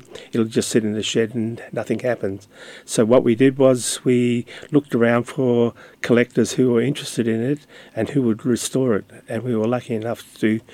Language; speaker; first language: English; non-native, local second language; Ukrainian